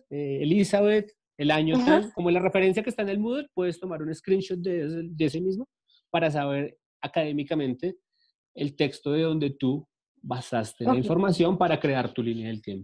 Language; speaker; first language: Spanish; native; Spanish